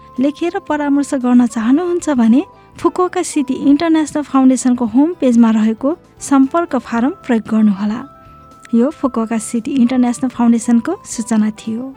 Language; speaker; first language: Nepali; native; Nepali